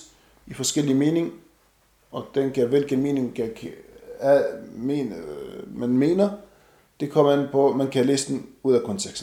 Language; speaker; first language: Danish; non-native, fluent; Arabic